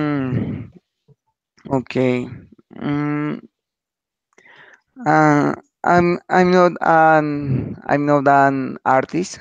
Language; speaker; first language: English; non-native, learner; Spanish